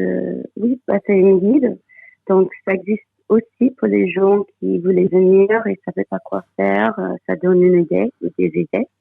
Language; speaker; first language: French; non-native, fluent; English